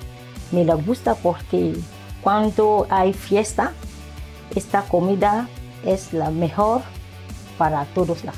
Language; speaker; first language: Spanish; non-native, learner; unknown